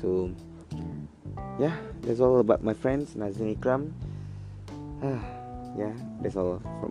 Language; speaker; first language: English; non-native, learner; Malay